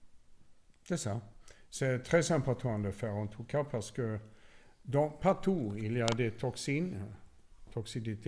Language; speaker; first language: French; non-native, learner; Swedish